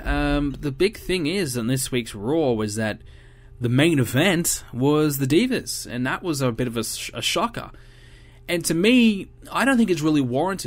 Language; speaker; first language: English; native; English